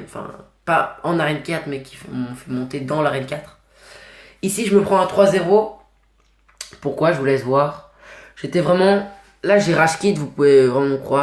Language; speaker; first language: French; native; French